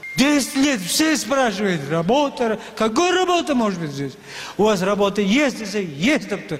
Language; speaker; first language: Russian; non-native, learner; Uzbek